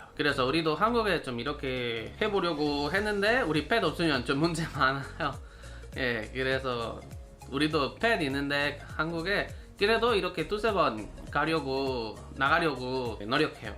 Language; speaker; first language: Korean; non-native, learner; Spanish